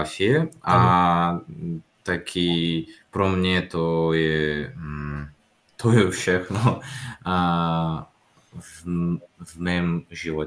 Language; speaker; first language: Czech; non-native, learner; Russian